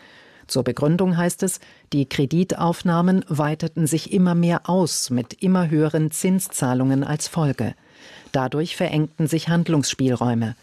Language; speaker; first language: German; native; German